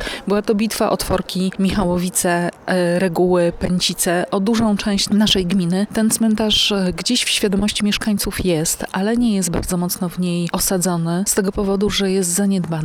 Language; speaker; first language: Polish; native; Polish